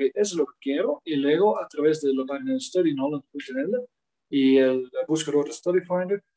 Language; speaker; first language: Spanish; non-native, fluent; Dutch